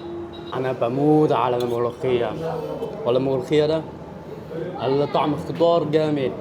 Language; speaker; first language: Arabic; non-native, fluent; Chinese